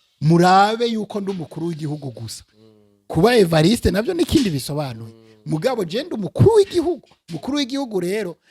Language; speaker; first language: Rundi; early bilingual, heritage; Rundi